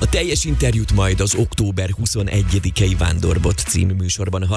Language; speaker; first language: Hungarian; native; Hungarian